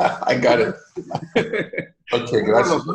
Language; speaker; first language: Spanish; non-native, fluent; English